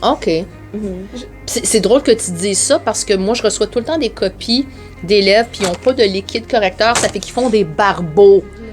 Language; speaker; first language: French; native; French